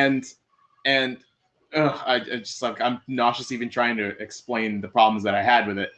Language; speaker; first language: English; native; English